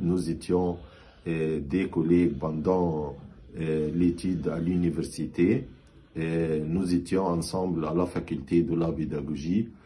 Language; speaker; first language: French; non-native, fluent; Arabic